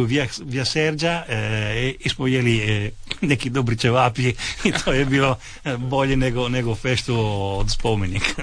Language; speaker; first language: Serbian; non-native, fluent; Italian